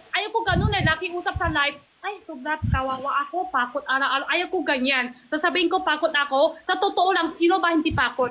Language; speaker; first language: Filipino; non-native, learner; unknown